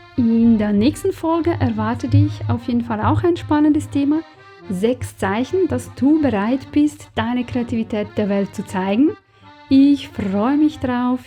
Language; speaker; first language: German; non-native, fluent; Serbian